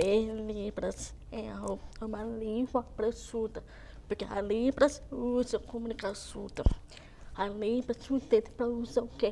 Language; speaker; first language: Portuguese; non-native, local second language; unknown